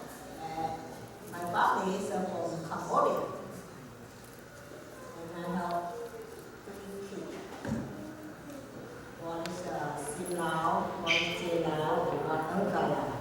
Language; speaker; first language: English; non-native, learner; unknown